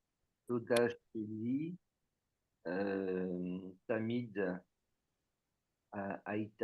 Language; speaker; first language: Hebrew; non-native, learner; French